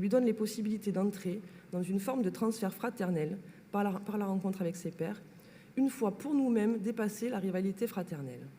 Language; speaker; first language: French; native; French